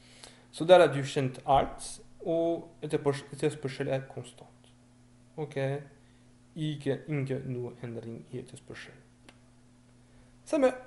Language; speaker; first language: Norwegian; non-native, fluent; French